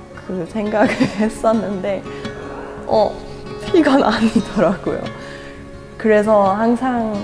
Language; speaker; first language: Korean; non-native, fluent; German